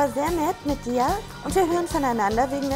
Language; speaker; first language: German; native; German